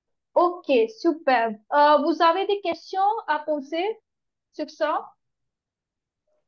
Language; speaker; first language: French; non-native, learner; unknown